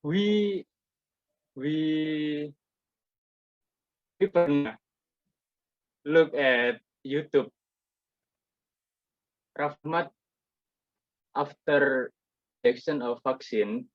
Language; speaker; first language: English; non-native, learner; Indonesian